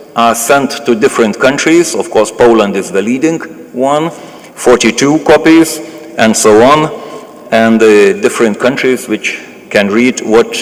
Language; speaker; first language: English; non-native, fluent; Lithuanian